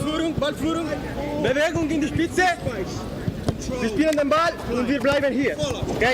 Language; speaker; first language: German; non-native, learner; Italian